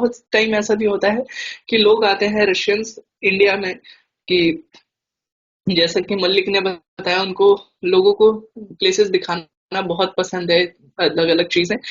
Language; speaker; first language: Hindi; native; Hindi